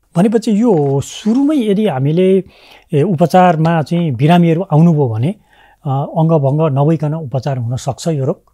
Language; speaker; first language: Nepali; native; Nepali